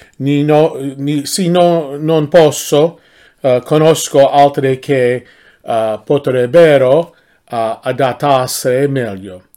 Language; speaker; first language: Italian; non-native, learner; English